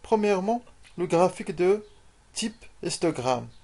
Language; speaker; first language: French; non-native, local second language; Arabic